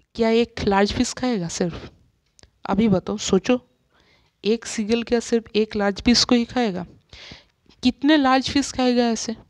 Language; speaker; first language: Hindi; non-native, local second language; Bangla